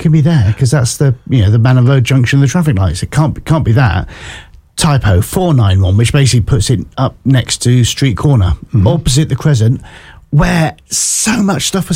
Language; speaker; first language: English; native; English